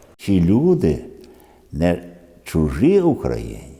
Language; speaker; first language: Ukrainian; early bilingual, other home language; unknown